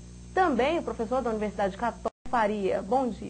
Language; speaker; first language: Portuguese; native; Portuguese